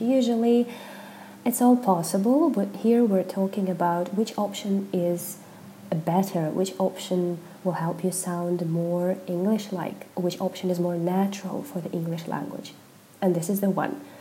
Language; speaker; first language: English; non-native, fluent; Russian